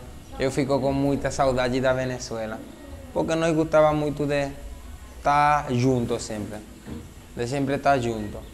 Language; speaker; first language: Portuguese; non-native, learner; Spanish